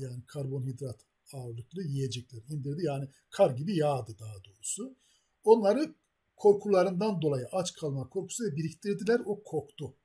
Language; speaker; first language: Turkish; native; Turkish